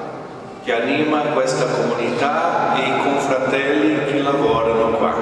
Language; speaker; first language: Italian; non-native, fluent; Portuguese